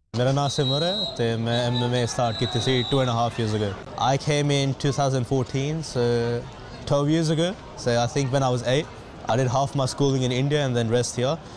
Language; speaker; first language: Punjabi; early bilingual, other home language; English